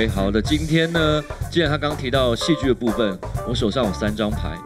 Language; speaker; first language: Chinese; native; Chinese